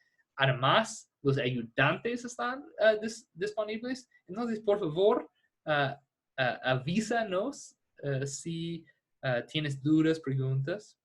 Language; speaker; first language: Spanish; non-native, fluent; English